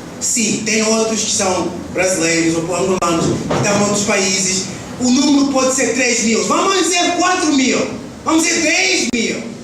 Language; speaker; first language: Portuguese; early bilingual, heritage; Portuguese